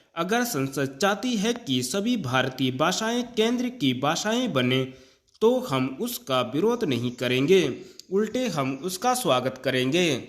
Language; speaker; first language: Hindi; native; Hindi